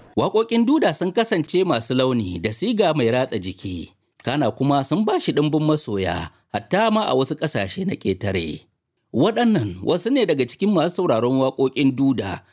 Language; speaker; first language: Hausa; native; Hausa